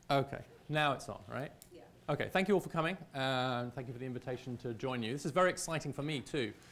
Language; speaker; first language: English; native; English